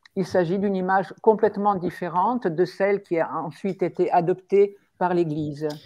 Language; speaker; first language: French; native; French